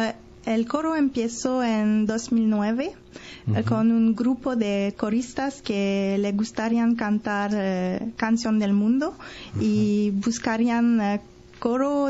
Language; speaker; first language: Spanish; non-native, learner; French